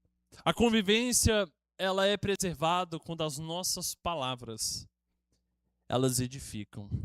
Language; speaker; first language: Portuguese; native; Portuguese